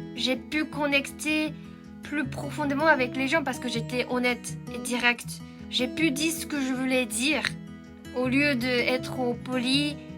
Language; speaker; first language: French; non-native, fluent; Japanese